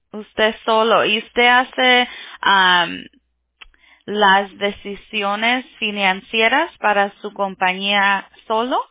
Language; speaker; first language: Spanish; early bilingual, heritage; Spanish